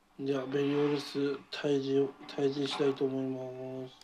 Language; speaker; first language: Japanese; native; Japanese